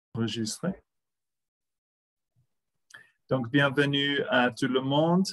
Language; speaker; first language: French; non-native, fluent; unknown